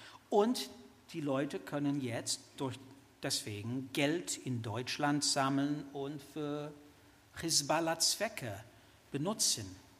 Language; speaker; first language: German; non-native, fluent; English